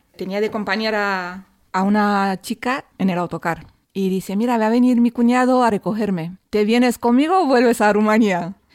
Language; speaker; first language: Spanish; non-native, fluent; Romanian